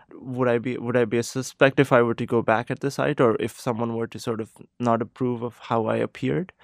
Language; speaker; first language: English; non-native, local second language; Urdu